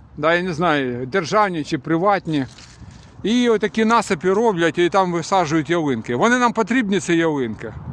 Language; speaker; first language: Ukrainian; non-native, local second language; Russian